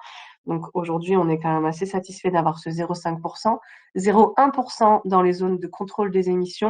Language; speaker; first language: French; native; French